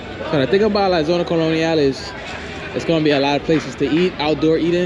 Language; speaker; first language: English; native; English